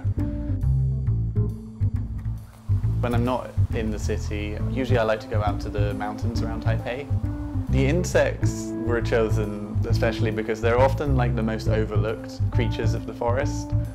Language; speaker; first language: English; native; English